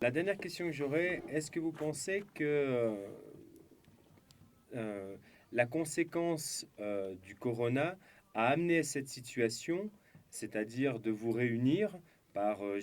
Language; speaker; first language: French; native; French